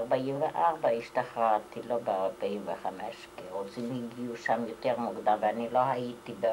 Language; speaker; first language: Hebrew; non-native, fluent; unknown